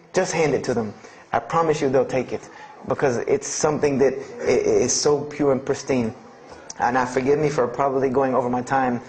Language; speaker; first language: English; native; English